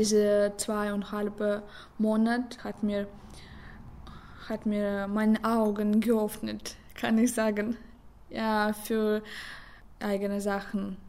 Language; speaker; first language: German; non-native, learner; Russian